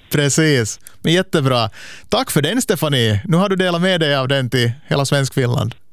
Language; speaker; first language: Swedish; native; Swedish